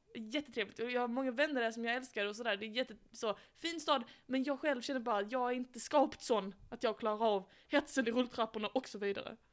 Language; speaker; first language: Swedish; native; Swedish